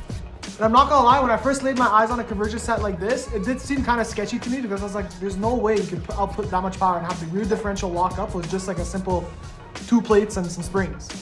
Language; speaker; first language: English; native; English